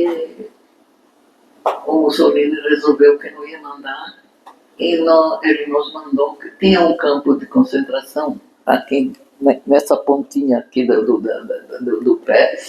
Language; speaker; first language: Portuguese; non-native, fluent; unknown